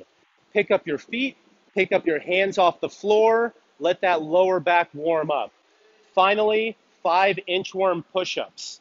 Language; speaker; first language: English; native; English